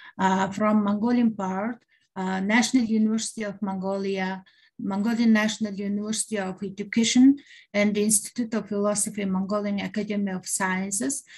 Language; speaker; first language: English; non-native, learner; Mongolian